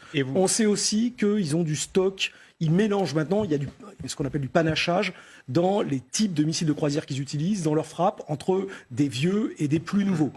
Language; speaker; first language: French; native; French